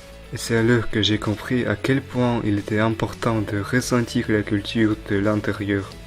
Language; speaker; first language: French; non-native, fluent; Ukrainian